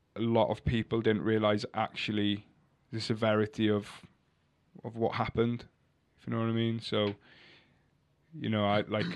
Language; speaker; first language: English; native; English